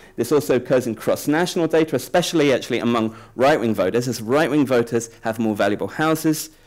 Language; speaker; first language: English; native; English